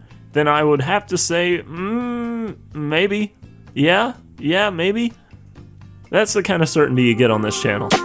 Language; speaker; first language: English; native; English